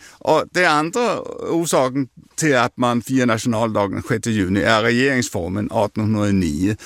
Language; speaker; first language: Swedish; native; Swedish